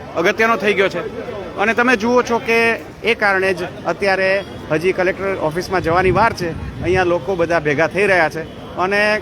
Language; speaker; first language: Gujarati; native; Gujarati